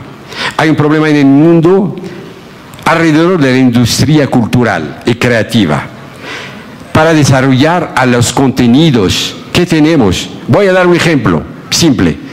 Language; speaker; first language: Spanish; non-native, fluent; Arabic